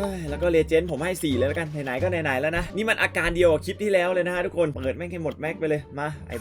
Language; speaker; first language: Thai; native; Thai